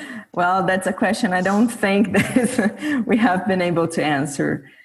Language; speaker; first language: English; non-native, fluent; Portuguese